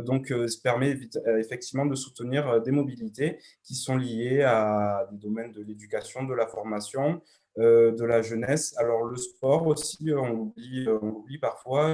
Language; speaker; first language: French; native; French